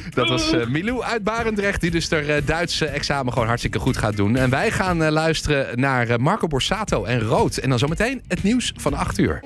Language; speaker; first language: Dutch; native; Dutch